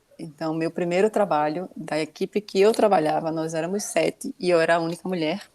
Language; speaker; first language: Portuguese; native; Portuguese